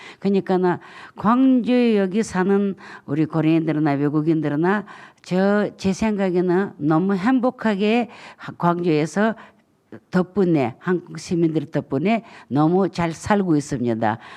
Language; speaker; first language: Korean; non-native, fluent; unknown